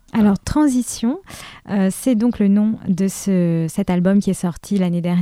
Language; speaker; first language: French; native; French